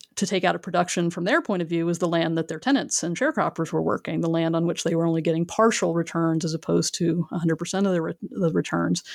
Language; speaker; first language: English; native; English